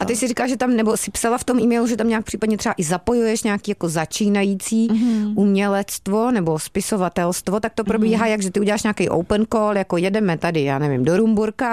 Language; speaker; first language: Czech; native; Czech